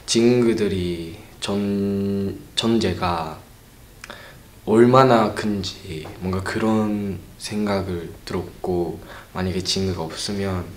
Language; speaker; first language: Korean; non-native, learner; Japanese